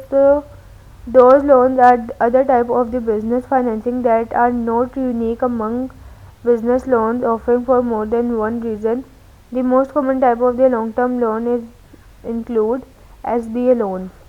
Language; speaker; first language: English; non-native, local second language; Urdu